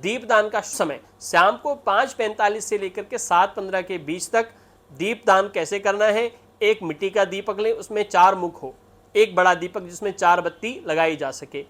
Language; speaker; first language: Hindi; native; Hindi